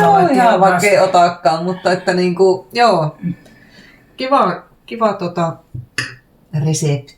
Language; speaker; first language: Finnish; native; Finnish